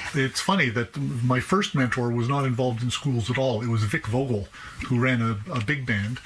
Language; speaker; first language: English; native; English